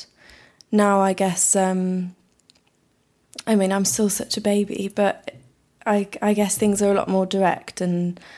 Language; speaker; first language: English; native; English